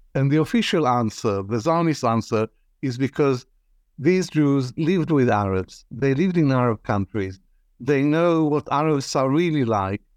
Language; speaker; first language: English; non-native, fluent; Arabic